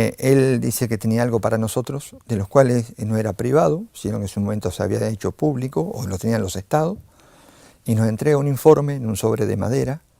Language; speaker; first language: Spanish; native; Spanish